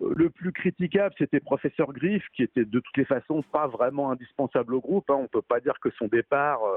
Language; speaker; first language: French; native; French